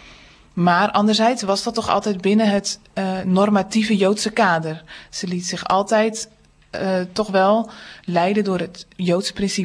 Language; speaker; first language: Dutch; native; Dutch